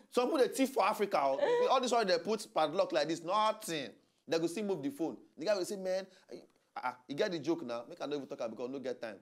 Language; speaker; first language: Nigerian Pidgin; native; Nigerian Pidgin